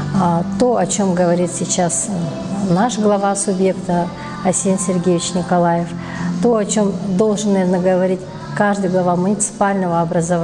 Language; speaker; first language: Russian; native; Russian